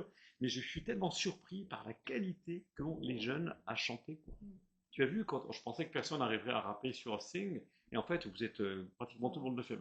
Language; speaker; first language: French; native; French